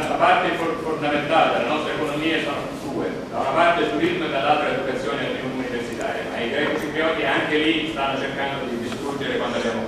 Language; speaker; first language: Italian; native; Italian